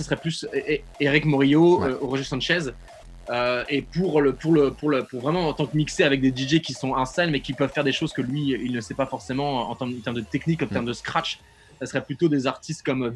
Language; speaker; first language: French; native; French